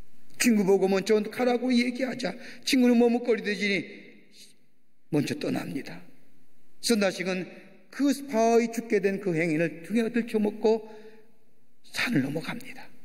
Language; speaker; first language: Korean; native; Korean